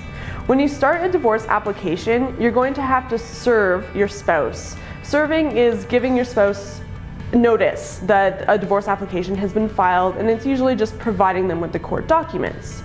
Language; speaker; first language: English; native; English